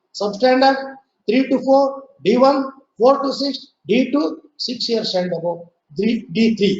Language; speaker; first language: English; non-native, local second language; Kannada